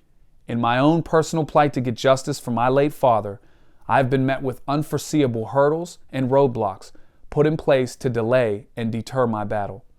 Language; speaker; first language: English; native; English